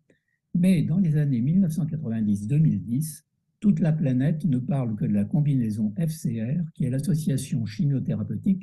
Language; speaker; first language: French; native; French